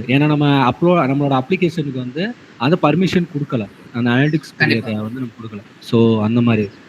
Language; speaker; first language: Tamil; native; Tamil